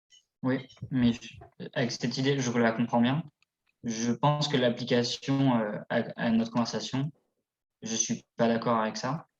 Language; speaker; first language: French; native; French